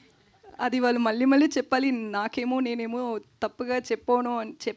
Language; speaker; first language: Telugu; non-native, learner; Tamil